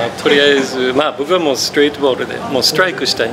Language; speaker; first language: Japanese; non-native, fluent; English